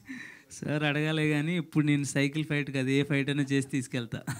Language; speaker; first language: Telugu; native; Telugu